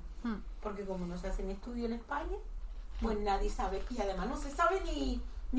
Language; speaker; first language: Spanish; native; Spanish